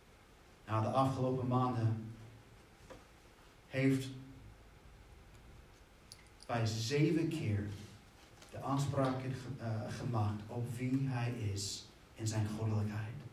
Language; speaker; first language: Dutch; non-native, fluent; English